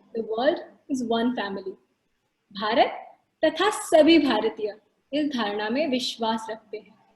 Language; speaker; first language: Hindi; non-native, local second language; Marathi